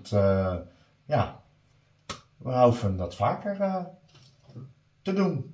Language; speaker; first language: German; non-native, fluent; Dutch